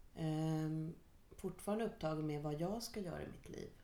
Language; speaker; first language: Swedish; native; Swedish